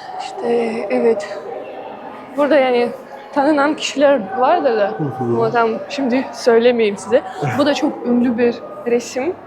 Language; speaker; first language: Turkish; non-native, fluent; Russian